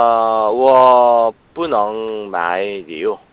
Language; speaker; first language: Chinese; non-native, learner; Korean